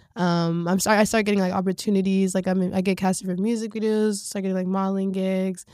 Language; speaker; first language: English; native; English